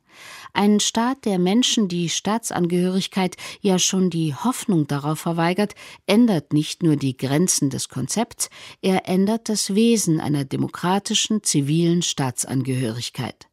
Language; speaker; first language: German; native; German